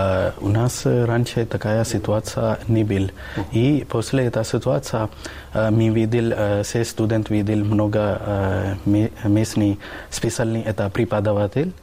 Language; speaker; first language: Russian; non-native, learner; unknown